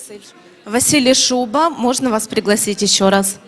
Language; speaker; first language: Russian; native; Russian